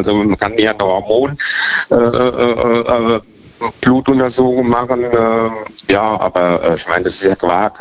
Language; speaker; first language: German; native; German